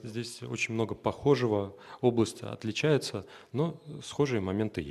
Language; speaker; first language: Russian; native; Russian